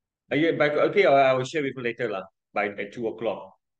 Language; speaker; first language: English; non-native, local second language; Chinese